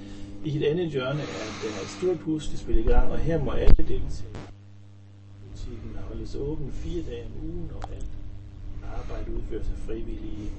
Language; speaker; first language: Danish; native; Danish